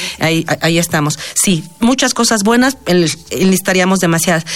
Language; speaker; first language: Spanish; native; Spanish